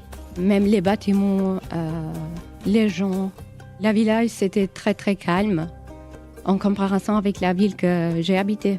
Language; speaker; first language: French; non-native, learner; Albanian